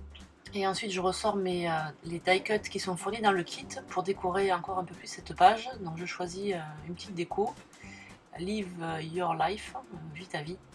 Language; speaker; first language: French; native; French